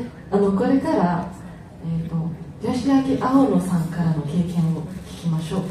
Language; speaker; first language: Japanese; non-native, fluent; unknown